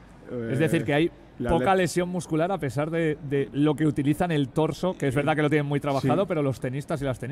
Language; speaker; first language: Spanish; native; Spanish